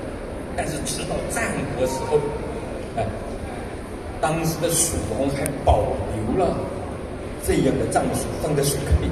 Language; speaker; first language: Chinese; native; Chinese